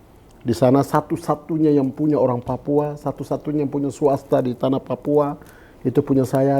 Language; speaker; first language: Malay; non-native, local second language; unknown